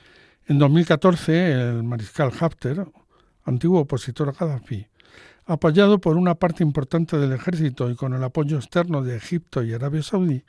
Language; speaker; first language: Spanish; native; Spanish